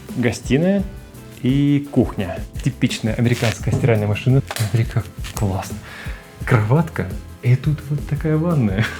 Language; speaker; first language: Russian; native; Russian